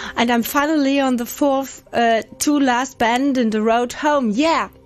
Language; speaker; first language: English; non-native, fluent; German